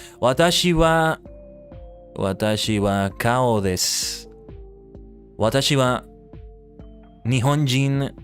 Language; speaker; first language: Japanese; non-native, learner; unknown